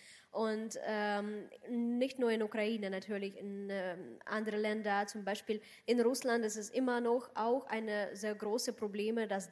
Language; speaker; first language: German; non-native, fluent; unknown